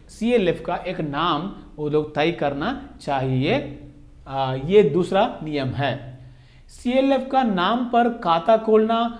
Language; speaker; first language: Hindi; non-native, local second language; Telugu